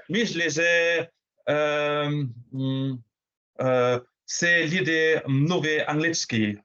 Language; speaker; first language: Czech; non-native, learner; German